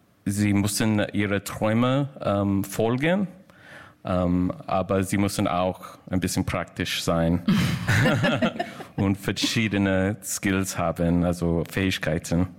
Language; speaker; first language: German; non-native, fluent; English